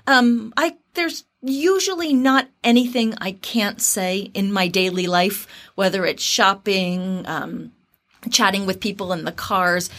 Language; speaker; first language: English; native; English